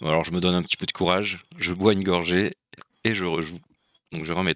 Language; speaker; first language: French; native; French